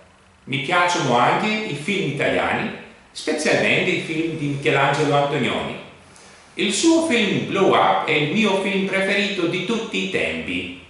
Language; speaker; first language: Italian; non-native, fluent; Greek